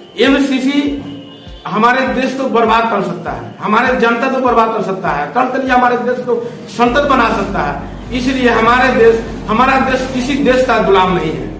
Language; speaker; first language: Hindi; non-native, local second language; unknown